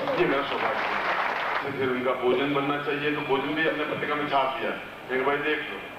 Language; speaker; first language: Hindi; native; Hindi